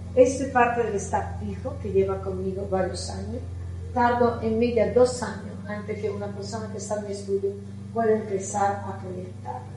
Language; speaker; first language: Spanish; non-native, fluent; Italian